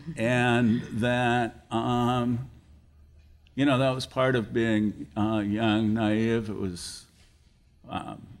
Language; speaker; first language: English; native; English